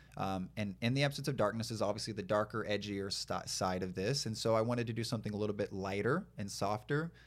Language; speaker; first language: English; native; English